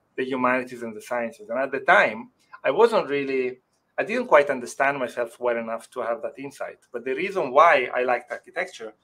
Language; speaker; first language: English; non-native, fluent; Italian